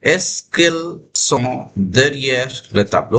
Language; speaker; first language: French; non-native, fluent; Hindi